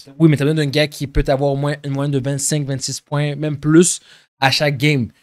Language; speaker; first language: French; native; French